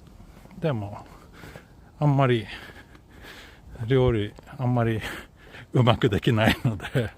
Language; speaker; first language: Japanese; non-native, fluent; Swedish